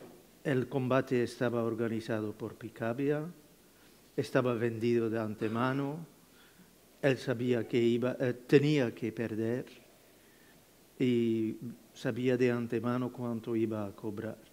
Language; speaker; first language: Spanish; non-native, fluent; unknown